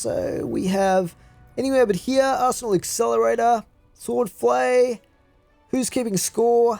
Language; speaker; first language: English; native; English